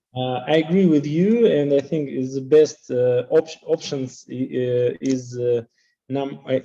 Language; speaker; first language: English; non-native, learner; Russian